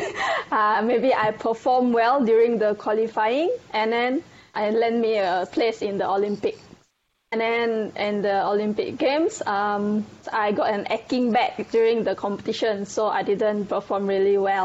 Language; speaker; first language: English; non-native, local second language; Malay